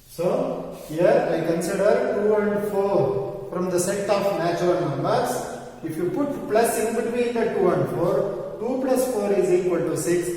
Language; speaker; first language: English; non-native, local second language; Kannada